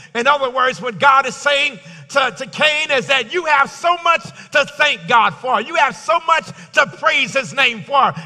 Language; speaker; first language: English; native; English